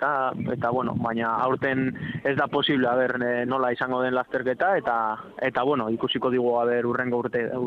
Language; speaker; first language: Basque; non-native, local second language; Spanish